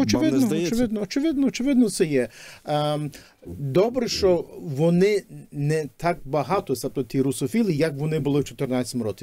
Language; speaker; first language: Ukrainian; early bilingual, heritage; Ukrainian